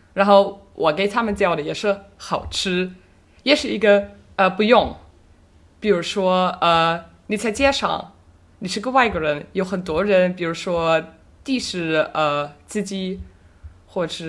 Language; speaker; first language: Chinese; non-native, fluent; German